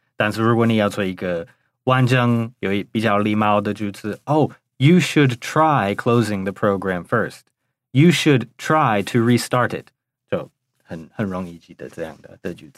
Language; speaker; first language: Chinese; non-native, fluent; English